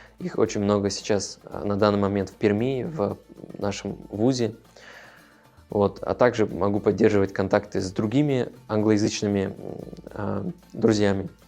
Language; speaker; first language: Russian; non-native, local second language; Tajik